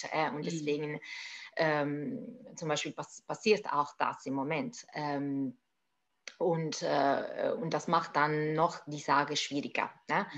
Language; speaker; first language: German; non-native, fluent; Italian